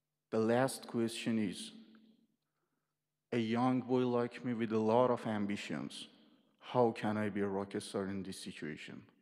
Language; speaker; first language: English; non-native, fluent; Persian